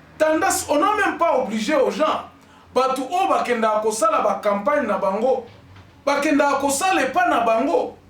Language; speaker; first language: Lingala; non-native, local second language; Nande